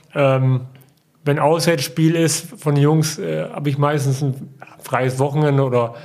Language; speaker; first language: German; native; German